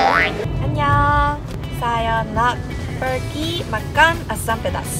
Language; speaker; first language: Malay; non-native, fluent; Korean